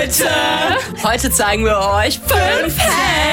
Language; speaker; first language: German; native; German